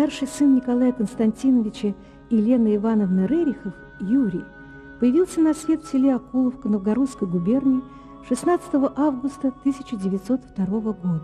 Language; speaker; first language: Russian; native; Russian